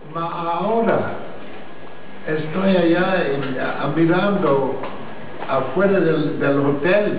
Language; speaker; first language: Spanish; non-native, learner; English